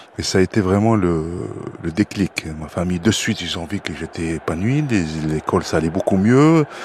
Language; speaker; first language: French; non-native, local second language; Arabic